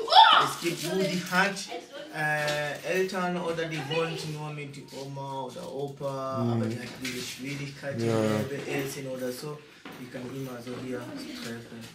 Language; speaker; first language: German; non-native, learner; Swahili